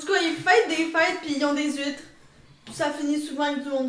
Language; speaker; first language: French; native; French